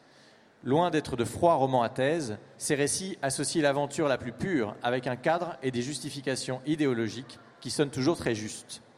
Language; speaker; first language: French; native; French